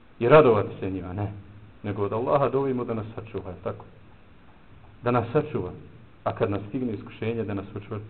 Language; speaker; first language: Bosnian; native; Bosnian